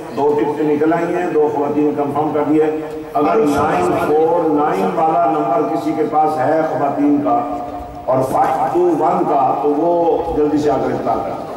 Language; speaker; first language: Urdu; non-native, local second language; Punjabi